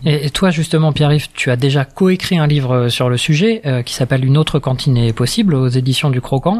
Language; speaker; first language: French; native; French